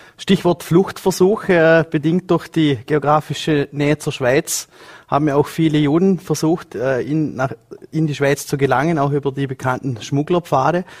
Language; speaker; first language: German; native; German